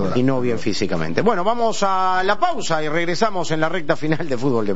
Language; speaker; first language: Spanish; native; Spanish